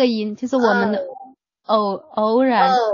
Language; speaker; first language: Chinese; native; Chinese